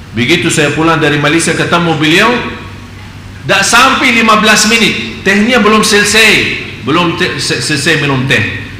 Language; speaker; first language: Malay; non-native, fluent; Arabic